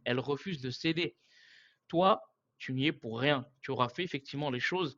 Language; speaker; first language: French; native; French